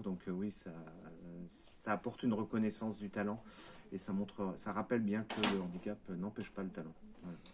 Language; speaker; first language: French; native; French